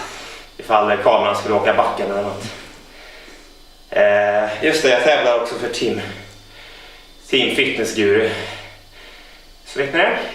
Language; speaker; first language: Swedish; native; Swedish